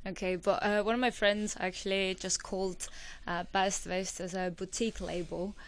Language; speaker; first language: English; non-native, fluent; Estonian